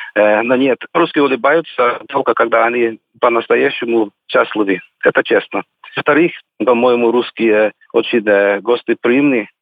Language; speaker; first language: Russian; non-native, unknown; English